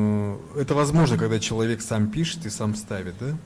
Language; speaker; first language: Russian; native; Russian